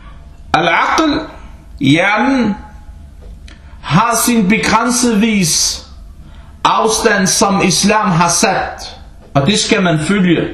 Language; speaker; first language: Danish; early bilingual, other home language; Arabic